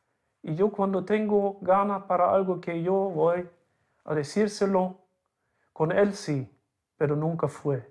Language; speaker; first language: Spanish; non-native, local second language; German